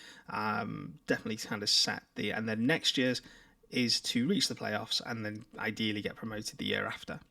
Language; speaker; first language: English; native; English